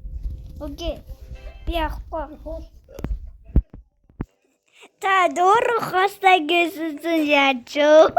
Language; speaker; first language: Mongolian; early bilingual, heritage; Mongolian